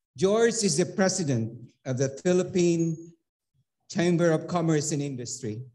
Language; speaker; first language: English; non-native, local second language; Filipino